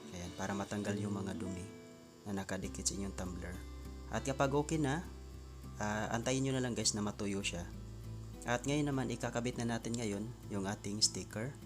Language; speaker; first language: Filipino; non-native, local second language; Cebuano